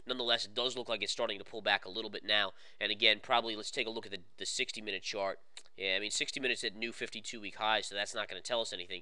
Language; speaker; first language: English; native; English